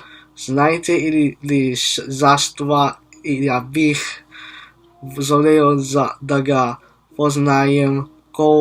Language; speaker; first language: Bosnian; non-native, learner; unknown